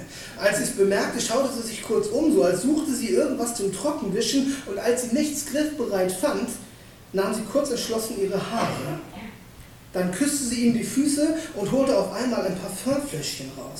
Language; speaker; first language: German; native; German